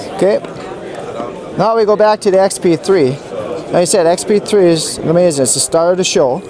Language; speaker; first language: English; native; English